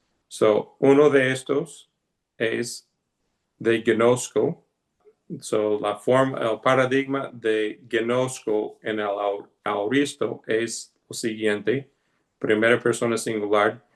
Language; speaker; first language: Spanish; non-native, fluent; English